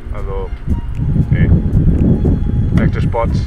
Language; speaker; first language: German; non-native, learner; French